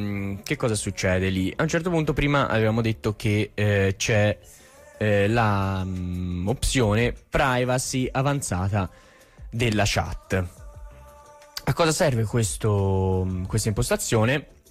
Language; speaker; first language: Italian; native; Italian